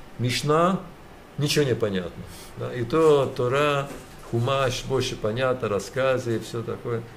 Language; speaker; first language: Russian; early bilingual, heritage; Russian